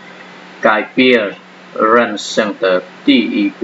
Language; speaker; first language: Chinese; non-native, fluent; Khmer